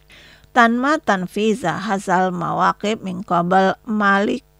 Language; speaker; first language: Arabic; non-native, local second language; Indonesian